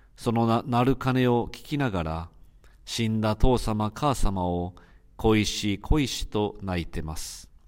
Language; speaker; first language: Japanese; native; Japanese